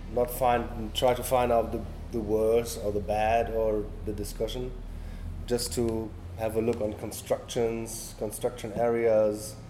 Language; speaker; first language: English; non-native, learner; German